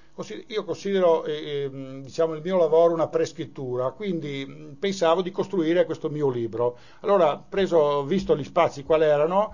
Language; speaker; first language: Italian; native; Italian